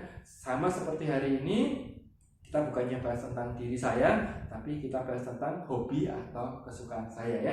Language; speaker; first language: Indonesian; native; Indonesian